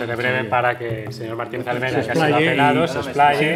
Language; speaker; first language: Spanish; native; Spanish